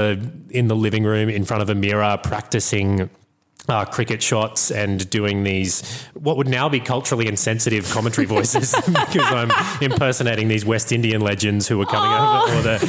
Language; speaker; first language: English; native; English